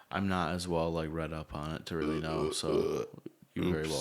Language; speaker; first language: English; native; English